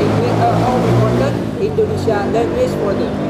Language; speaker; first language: English; non-native, learner; Indonesian